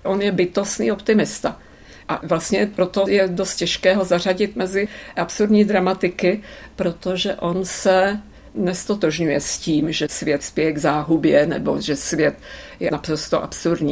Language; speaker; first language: Czech; native; Czech